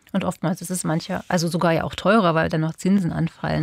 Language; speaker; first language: German; native; German